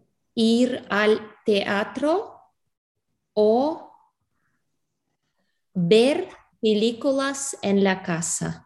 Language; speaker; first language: Spanish; non-native, learner; English